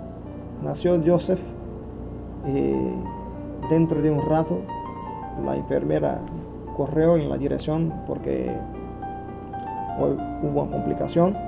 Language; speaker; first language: Spanish; non-native, fluent; Portuguese